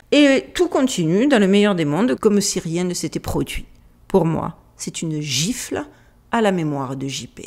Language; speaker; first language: French; native; French